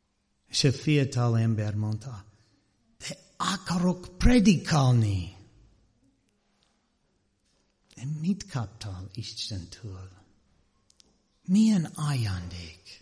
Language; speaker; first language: Hungarian; non-native, learner; English